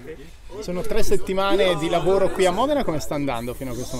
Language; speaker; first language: Italian; native; Italian